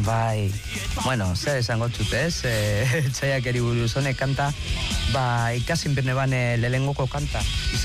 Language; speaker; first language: Basque; native; Basque